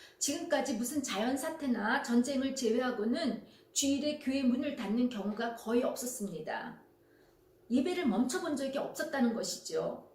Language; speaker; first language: Korean; native; Korean